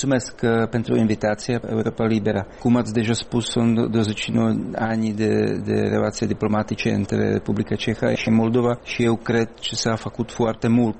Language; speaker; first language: Romanian; non-native, learner; Czech